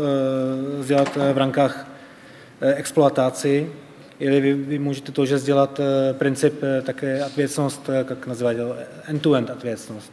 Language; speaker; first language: Russian; non-native, fluent; Czech